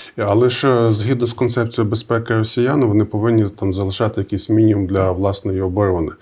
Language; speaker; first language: Ukrainian; native; Ukrainian